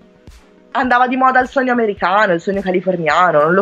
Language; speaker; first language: Italian; native; Italian